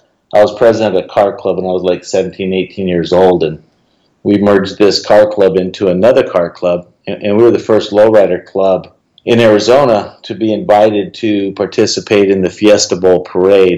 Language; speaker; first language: English; native; English